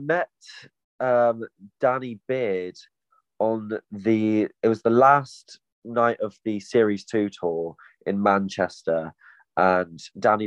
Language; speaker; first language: English; native; English